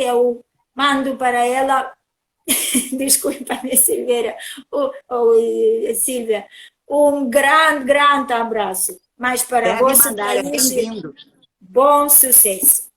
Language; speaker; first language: Portuguese; non-native, learner; Russian